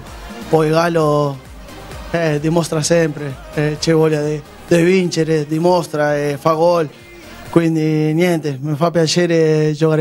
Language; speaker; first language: Italian; non-native, fluent; Spanish